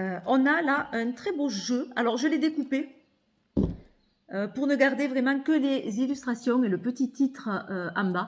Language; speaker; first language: French; native; French